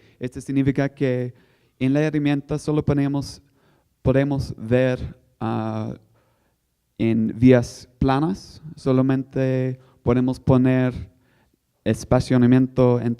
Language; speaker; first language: Spanish; non-native, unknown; English